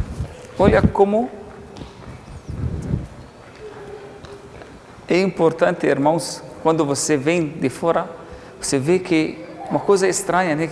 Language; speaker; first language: Portuguese; non-native, fluent; Arabic